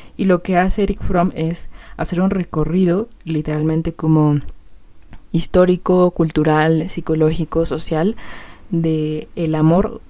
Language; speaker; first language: Spanish; native; Spanish